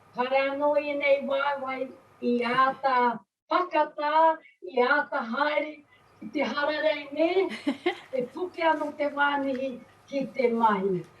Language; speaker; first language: Māori; native; Māori